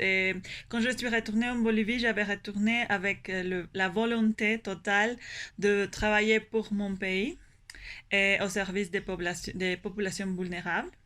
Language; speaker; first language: French; non-native, fluent; Spanish